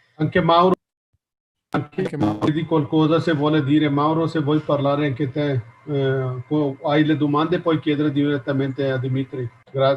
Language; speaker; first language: Italian; non-native, learner; Hindi